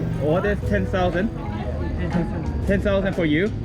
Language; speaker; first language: English; non-native, learner; Korean